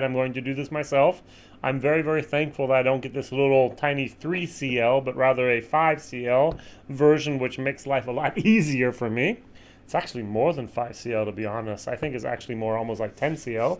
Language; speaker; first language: English; native; English